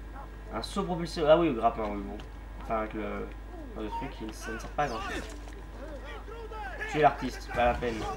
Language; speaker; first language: French; native; French